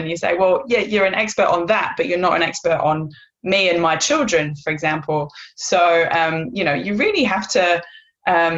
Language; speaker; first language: English; native; English